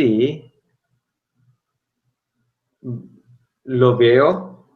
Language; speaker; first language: Spanish; non-native, learner; English